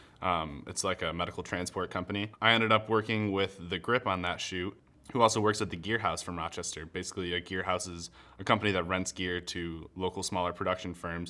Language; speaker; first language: English; native; English